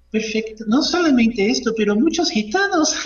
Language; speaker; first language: Spanish; non-native, learner; Portuguese